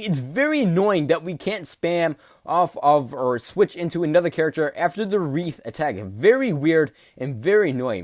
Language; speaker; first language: English; native; English